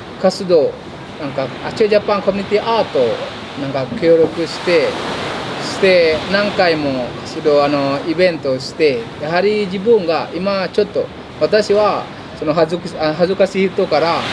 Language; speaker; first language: Japanese; non-native, fluent; Indonesian